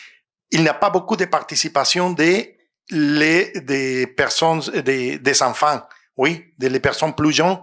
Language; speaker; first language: French; non-native, fluent; Spanish